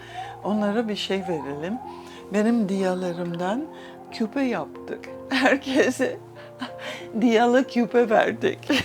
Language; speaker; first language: Turkish; non-native, fluent; English